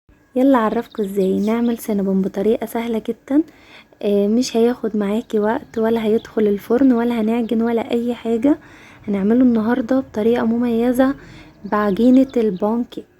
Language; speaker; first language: Arabic; native; Arabic